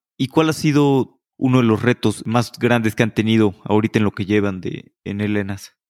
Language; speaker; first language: Spanish; native; Spanish